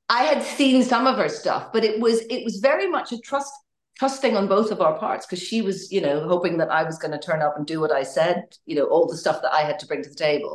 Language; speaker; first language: English; native; English